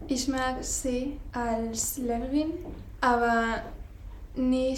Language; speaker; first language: German; non-native, learner; Spanish